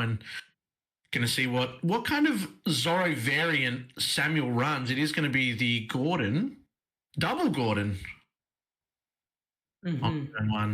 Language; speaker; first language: English; native; English